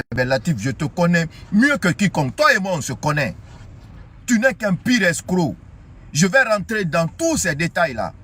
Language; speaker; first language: French; non-native, local second language; Susu